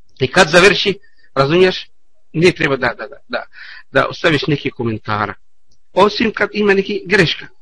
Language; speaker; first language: Bosnian; non-native, learner; Arabic